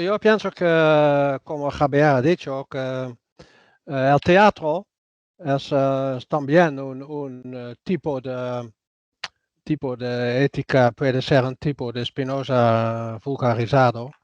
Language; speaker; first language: Spanish; non-native, fluent; Dutch